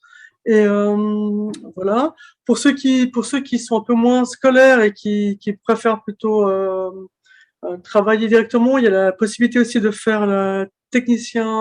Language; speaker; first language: French; native; French